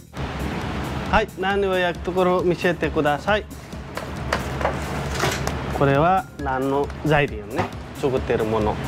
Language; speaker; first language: Japanese; non-native, learner; Nepali